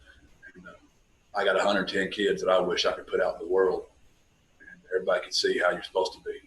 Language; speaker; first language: English; native; English